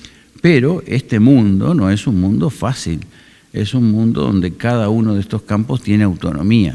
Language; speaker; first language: Spanish; native; Spanish